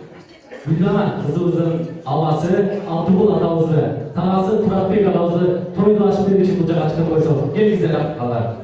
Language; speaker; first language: Kyrgyz; native; Kyrgyz